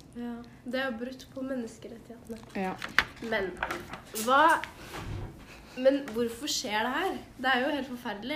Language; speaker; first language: Norwegian; native; Norwegian